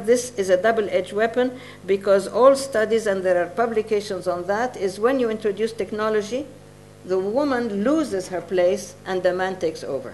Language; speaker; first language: English; non-native, fluent; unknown